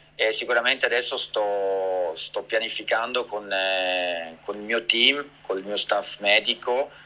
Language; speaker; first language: Italian; early bilingual, heritage; Italian